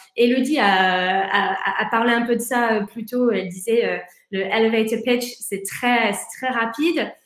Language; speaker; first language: French; early bilingual, heritage; English